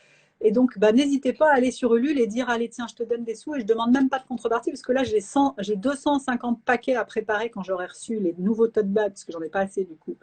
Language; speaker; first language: French; native; French